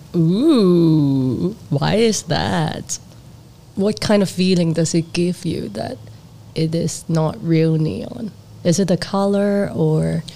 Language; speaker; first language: English; non-native, local second language; Cantonese